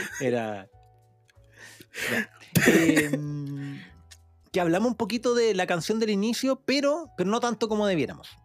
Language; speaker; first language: Spanish; native; Spanish